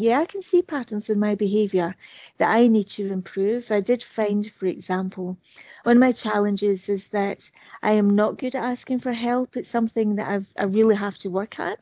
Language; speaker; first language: English; native; English